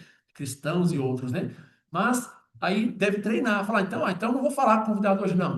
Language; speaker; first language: Portuguese; native; Portuguese